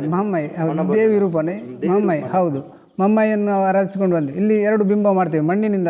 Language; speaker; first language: Kannada; non-native, local second language; Konkani